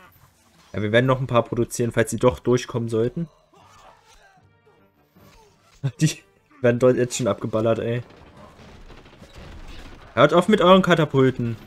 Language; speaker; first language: German; native; German